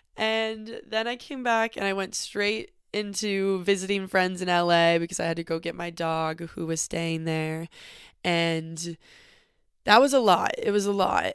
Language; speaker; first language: English; native; English